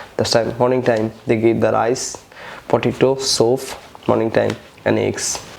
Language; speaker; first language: English; non-native, local second language; Bangla